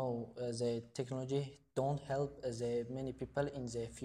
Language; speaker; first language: English; non-native, learner; Tajik